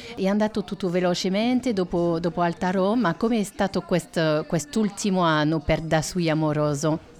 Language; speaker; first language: Italian; non-native, fluent; French